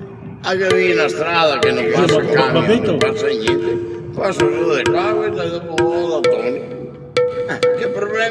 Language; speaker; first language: Italian; non-native, local second language; Venetian